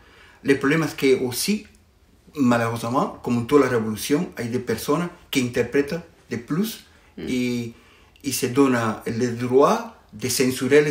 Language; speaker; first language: French; non-native, fluent; Spanish